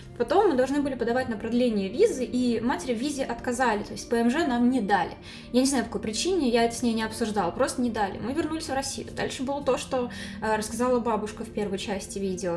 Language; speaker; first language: Russian; native; Russian